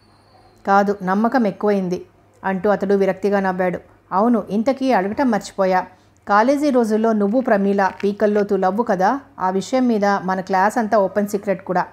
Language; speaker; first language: Telugu; native; Telugu